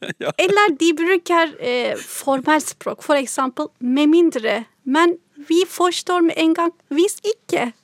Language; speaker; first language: Norwegian; non-native, fluent; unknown